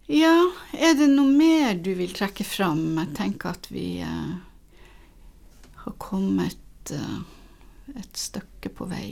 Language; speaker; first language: Norwegian; native; Norwegian